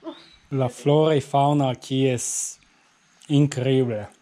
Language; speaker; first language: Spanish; non-native, learner; Bulgarian